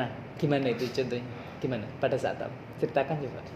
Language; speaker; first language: Indonesian; native; Indonesian